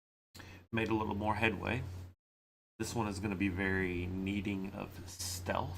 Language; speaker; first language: English; native; English